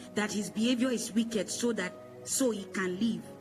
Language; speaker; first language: English; non-native, local second language; Igbo